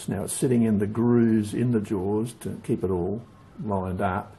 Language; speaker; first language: English; native; English